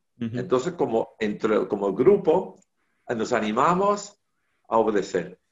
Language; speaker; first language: Spanish; non-native, fluent; Dutch